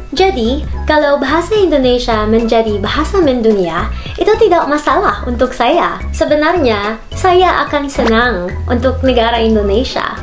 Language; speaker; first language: Indonesian; non-native, learner; Filipino